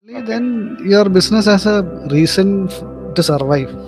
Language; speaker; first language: English; non-native, local second language; Malayalam